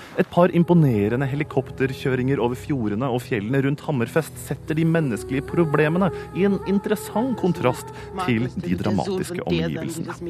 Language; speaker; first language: Norwegian; native; Norwegian